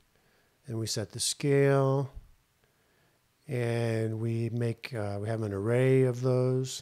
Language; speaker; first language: English; native; English